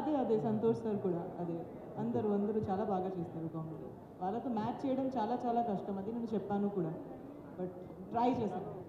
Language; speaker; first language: Telugu; non-native, learner; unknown